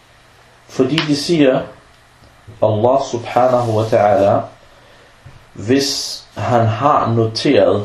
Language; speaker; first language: Danish; non-native, fluent; Arabic